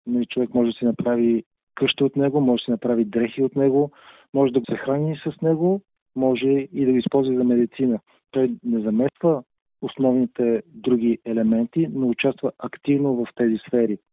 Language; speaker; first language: Bulgarian; native; Bulgarian